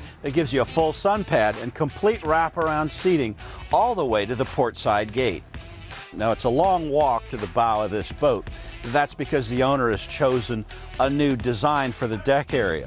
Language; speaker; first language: English; native; English